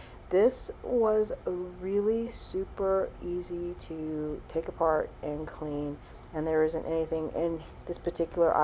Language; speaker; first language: English; native; English